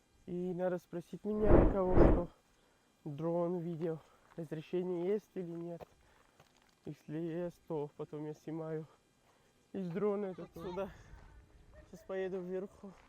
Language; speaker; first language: Russian; non-native, learner; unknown